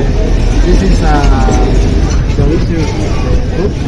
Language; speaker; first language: English; non-native, learner; Spanish